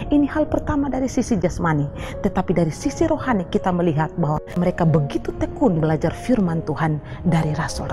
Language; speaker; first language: Indonesian; native; Indonesian